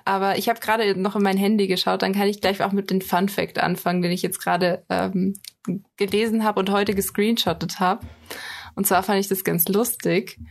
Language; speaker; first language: German; native; German